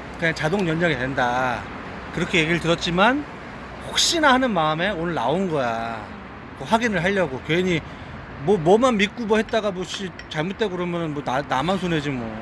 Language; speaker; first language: Korean; native; Korean